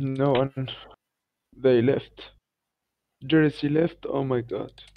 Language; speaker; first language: English; non-native, learner; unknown